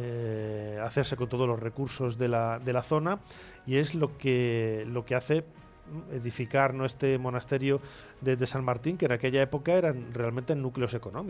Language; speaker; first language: Spanish; native; Spanish